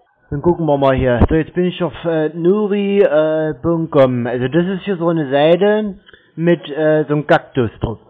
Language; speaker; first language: German; native; German